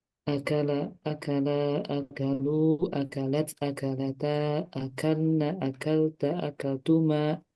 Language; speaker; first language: Arabic; non-native, learner; Indonesian